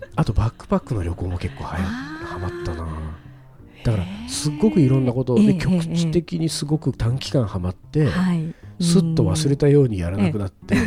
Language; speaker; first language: Japanese; native; Japanese